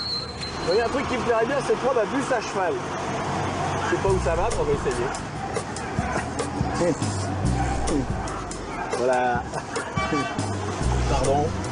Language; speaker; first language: French; native; French